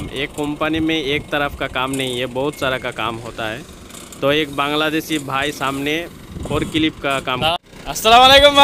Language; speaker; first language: Hindi; non-native, learner; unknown